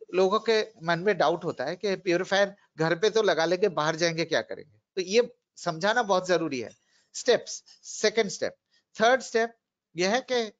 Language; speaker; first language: Hindi; non-native, local second language; Bangla